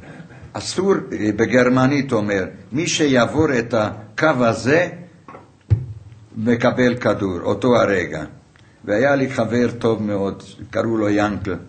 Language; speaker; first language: Hebrew; non-native, fluent; Hungarian